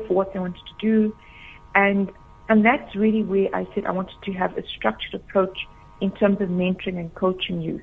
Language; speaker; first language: English; native; English